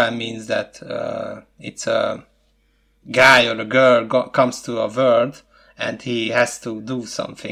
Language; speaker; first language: English; non-native, fluent; Hungarian